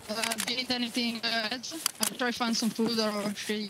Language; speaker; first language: English; non-native, learner; Italian